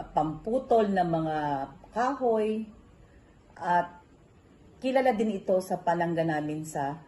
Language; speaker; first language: Filipino; native; Filipino